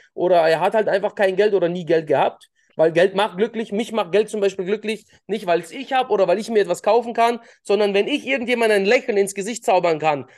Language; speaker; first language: German; early bilingual, other home language; Russian